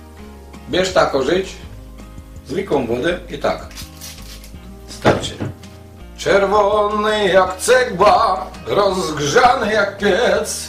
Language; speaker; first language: Polish; non-native, fluent; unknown